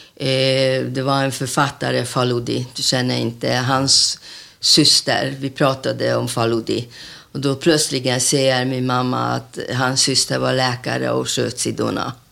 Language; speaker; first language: Swedish; non-native, fluent; Hungarian